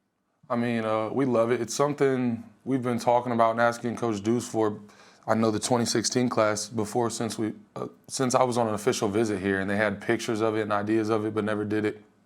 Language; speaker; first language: English; native; English